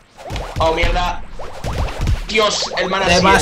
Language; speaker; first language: Spanish; native; Spanish